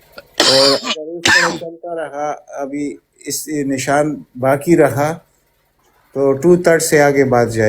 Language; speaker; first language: Urdu; native; Urdu